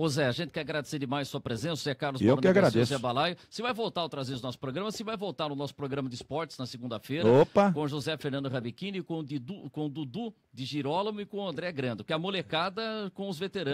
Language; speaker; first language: Portuguese; native; Portuguese